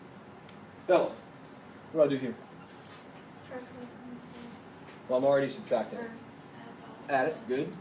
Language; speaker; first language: English; native; English